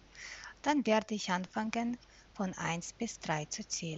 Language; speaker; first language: German; non-native, fluent; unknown